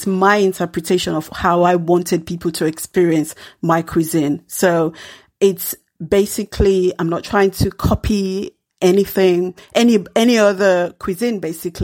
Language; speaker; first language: English; non-native, local second language; Krio